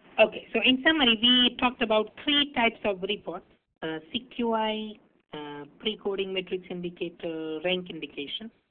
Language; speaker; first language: English; non-native, local second language; Hindi